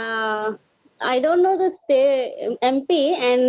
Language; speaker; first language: English; non-native, learner; Hindi